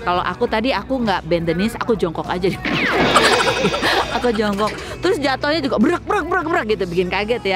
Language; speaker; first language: Indonesian; native; Indonesian